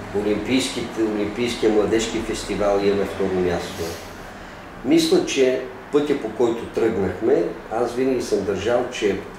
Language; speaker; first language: Bulgarian; native; Bulgarian